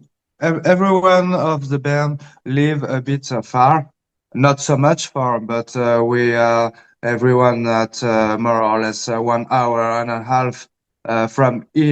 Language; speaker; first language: English; early bilingual, heritage; Spanish